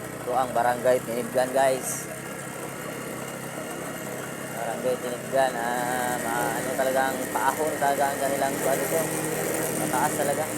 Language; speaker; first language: Filipino; non-native, local second language; Cebuano